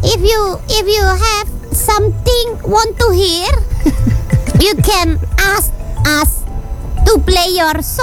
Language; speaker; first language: English; non-native, learner; Indonesian